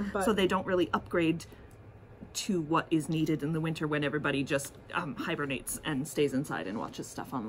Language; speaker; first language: English; native; English